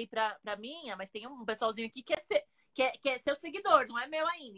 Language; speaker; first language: Portuguese; native; Portuguese